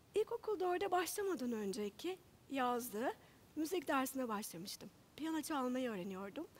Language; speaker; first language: Turkish; native; Turkish